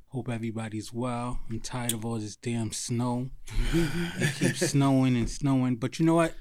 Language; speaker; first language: English; early bilingual, other home language; Haitian Creole